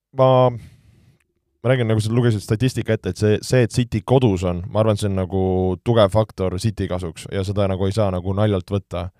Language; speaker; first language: Estonian; native; Estonian